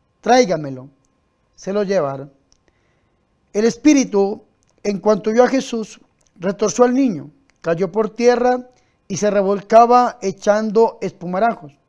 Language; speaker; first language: Spanish; native; Spanish